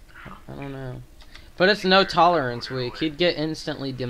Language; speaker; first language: English; native; English